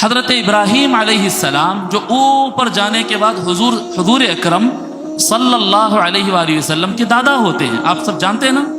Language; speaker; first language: Urdu; native; Urdu